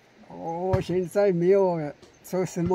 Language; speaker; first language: Chinese; non-native, local second language; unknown